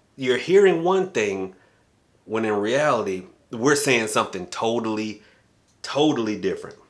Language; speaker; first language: English; native; English